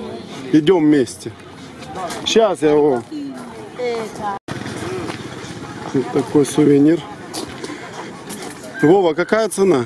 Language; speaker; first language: Russian; native; Russian